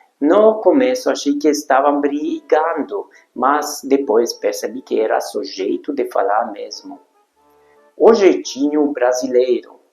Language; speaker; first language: Portuguese; non-native, fluent; Hungarian